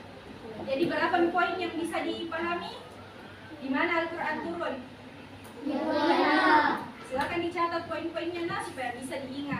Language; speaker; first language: Indonesian; native; Indonesian